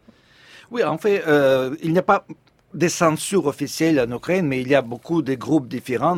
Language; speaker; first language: French; non-native, fluent; Russian